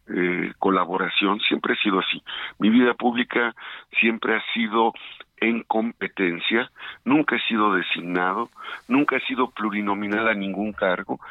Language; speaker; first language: Spanish; native; Spanish